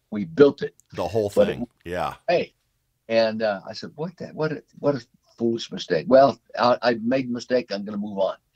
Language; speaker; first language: English; native; English